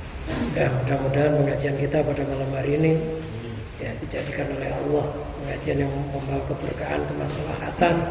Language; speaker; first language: Indonesian; native; Indonesian